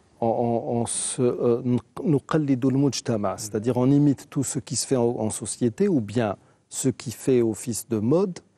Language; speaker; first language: French; non-native, local second language; Arabic